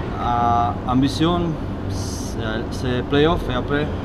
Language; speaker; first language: French; non-native, learner; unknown